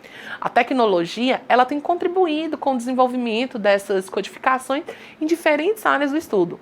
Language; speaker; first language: Portuguese; native; Portuguese